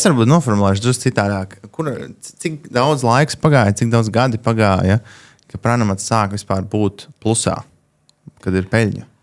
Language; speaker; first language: Latvian; native; Latvian